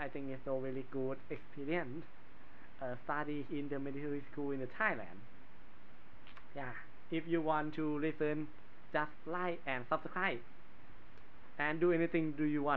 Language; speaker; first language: English; non-native, learner; Thai